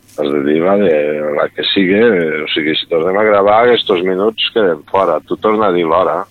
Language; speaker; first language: Catalan; native; Catalan